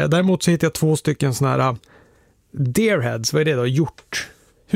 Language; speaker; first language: Swedish; native; Swedish